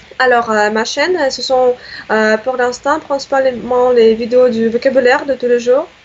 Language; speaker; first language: French; non-native, fluent; Russian